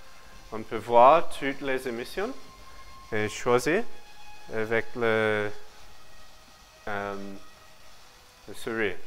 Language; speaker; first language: French; non-native, learner; English